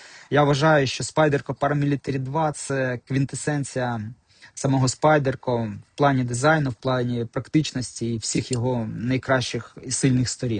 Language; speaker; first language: Ukrainian; native; Ukrainian